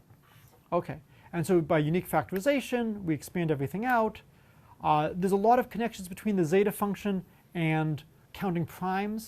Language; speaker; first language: English; native; English